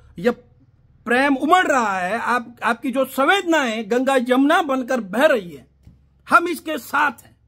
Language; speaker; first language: Hindi; non-native, local second language; Gujarati